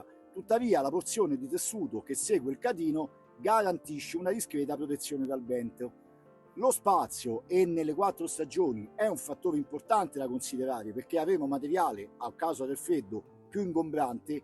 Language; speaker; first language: Italian; native; Italian